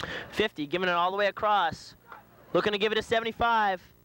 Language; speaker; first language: English; native; English